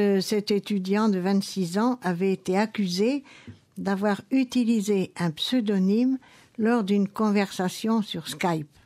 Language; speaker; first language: French; native; French